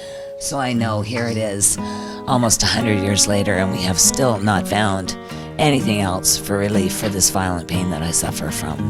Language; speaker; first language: English; native; English